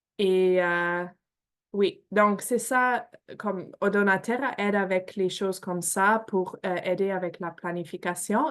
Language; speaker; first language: French; non-native, fluent; English